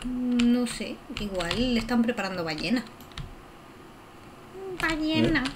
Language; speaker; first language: Spanish; native; Spanish